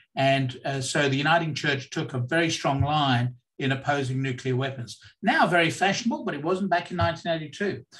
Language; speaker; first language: English; native; English